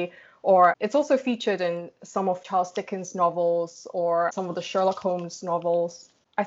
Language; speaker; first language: English; non-native, local second language; Cantonese